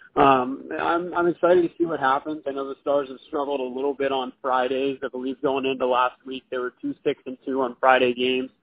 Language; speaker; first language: English; native; English